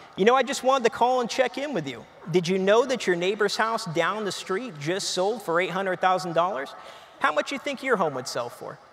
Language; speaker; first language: English; native; English